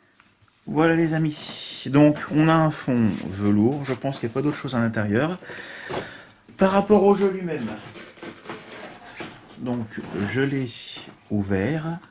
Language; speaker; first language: French; native; French